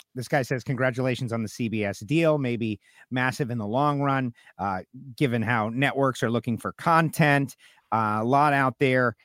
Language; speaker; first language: English; native; English